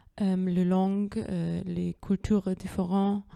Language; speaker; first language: French; non-native, learner; German